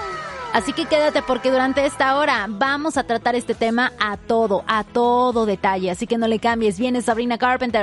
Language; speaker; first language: Spanish; native; Spanish